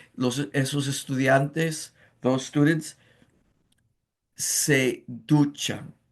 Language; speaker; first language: Spanish; non-native, fluent; English